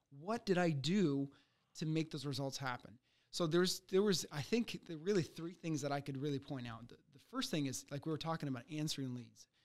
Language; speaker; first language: English; early bilingual, other home language; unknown